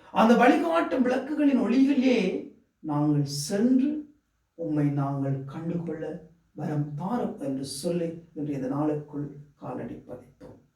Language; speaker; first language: Tamil; native; Tamil